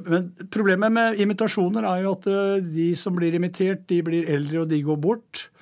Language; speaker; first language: Norwegian; native; Norwegian